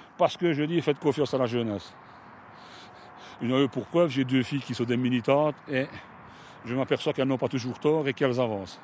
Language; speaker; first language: French; native; French